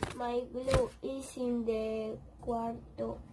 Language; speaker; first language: English; non-native, learner; Spanish